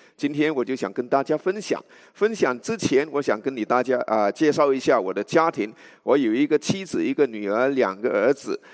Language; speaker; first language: Chinese; native; Chinese